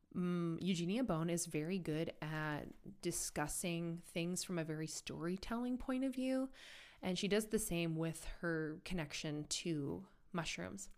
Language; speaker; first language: English; native; English